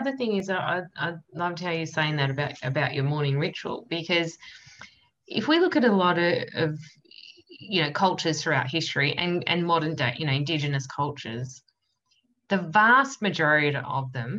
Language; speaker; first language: English; native; English